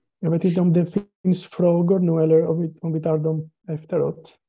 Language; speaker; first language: Swedish; non-native, fluent; Greek